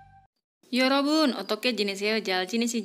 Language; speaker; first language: Korean; non-native, fluent; Indonesian